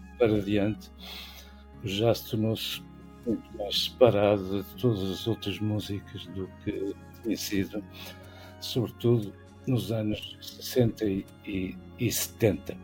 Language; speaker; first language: Portuguese; native; Portuguese